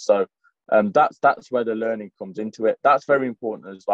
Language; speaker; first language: English; native; English